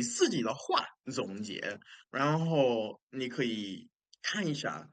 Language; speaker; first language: Chinese; non-native, fluent; English